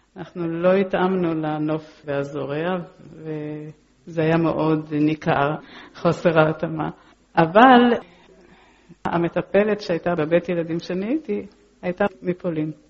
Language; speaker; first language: Hebrew; early bilingual, other home language; Polish